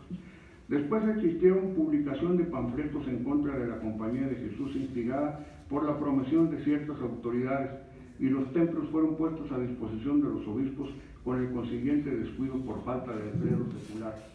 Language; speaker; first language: Spanish; native; Spanish